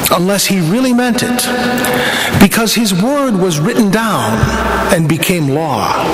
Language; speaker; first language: English; native; English